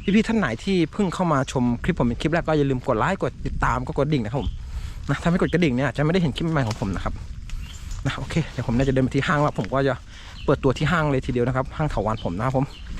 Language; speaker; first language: Thai; non-native, local second language; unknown